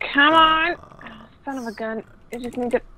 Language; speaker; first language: English; native; English